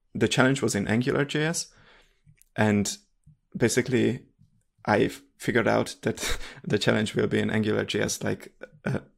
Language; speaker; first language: English; non-native, fluent; Hungarian